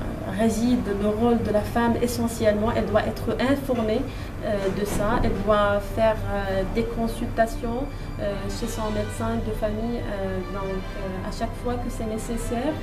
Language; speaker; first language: French; non-native, local second language; Arabic